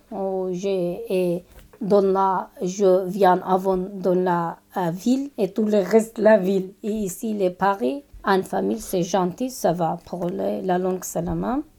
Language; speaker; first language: French; non-native, learner; Kurdish